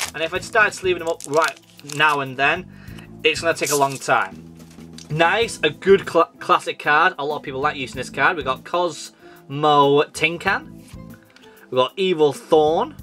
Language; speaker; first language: English; native; English